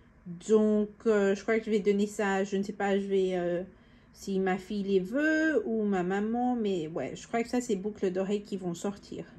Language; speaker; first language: French; non-native, fluent; Spanish